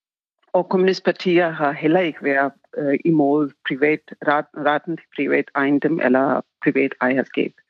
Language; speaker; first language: Danish; non-native, fluent; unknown